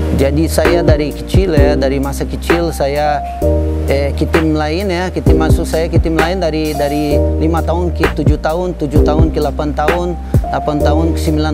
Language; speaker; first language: Indonesian; non-native, fluent; Portuguese